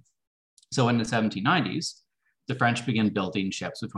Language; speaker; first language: English; native; English